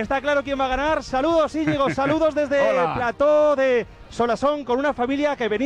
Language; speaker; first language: Spanish; native; Spanish